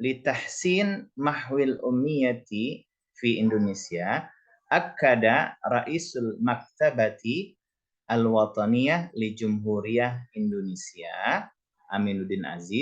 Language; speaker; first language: Arabic; non-native, fluent; Indonesian